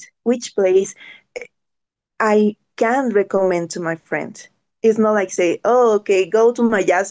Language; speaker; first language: English; non-native, learner; Spanish